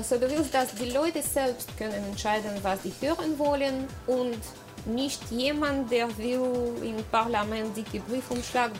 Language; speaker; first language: German; non-native, learner; Russian